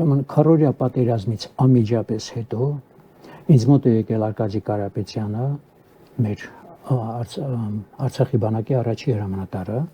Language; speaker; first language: Armenian; native; Armenian